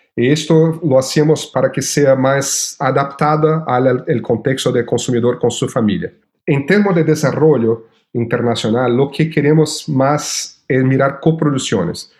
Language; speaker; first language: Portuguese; native; Portuguese